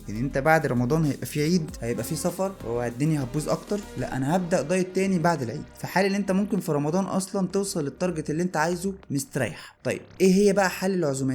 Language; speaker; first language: Arabic; native; Arabic